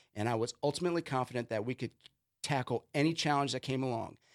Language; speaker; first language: English; native; English